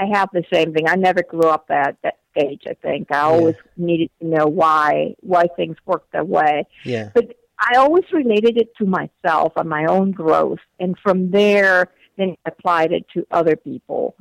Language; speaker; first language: English; non-native, fluent; Spanish